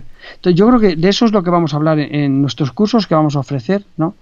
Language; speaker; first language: Spanish; native; Spanish